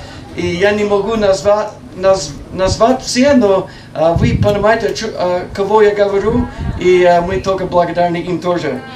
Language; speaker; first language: Russian; non-native, learner; English